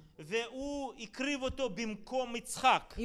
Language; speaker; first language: Hebrew; non-native, fluent; Russian